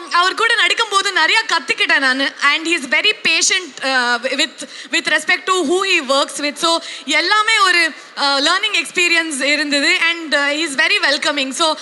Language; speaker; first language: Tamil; non-native, local second language; Kannada